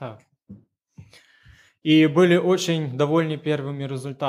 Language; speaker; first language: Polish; non-native, learner; Ukrainian